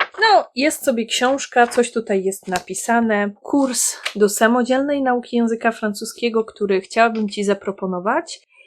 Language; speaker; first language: Polish; native; Polish